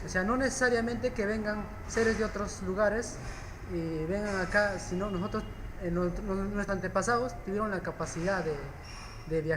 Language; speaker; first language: Spanish; native; Spanish